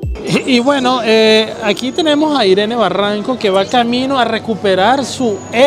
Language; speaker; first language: Spanish; native; Spanish